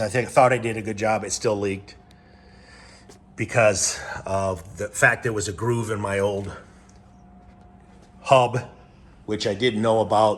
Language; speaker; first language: English; native; English